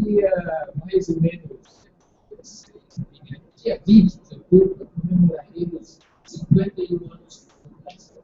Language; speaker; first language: Portuguese; non-native, fluent; English